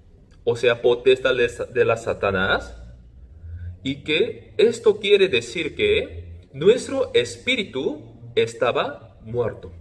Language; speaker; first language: Spanish; non-native, fluent; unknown